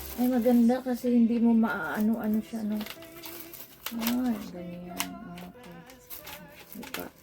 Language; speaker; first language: Filipino; non-native, local second language; Cebuano